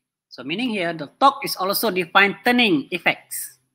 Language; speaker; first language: English; non-native, local second language; Malay